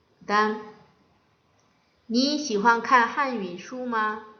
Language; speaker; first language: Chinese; non-native, fluent; Korean